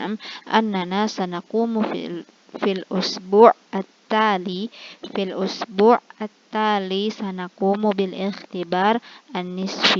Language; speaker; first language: Arabic; non-native, fluent; Indonesian